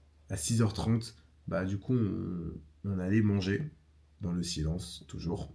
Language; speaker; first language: French; native; French